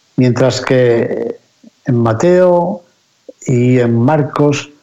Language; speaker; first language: Spanish; native; Spanish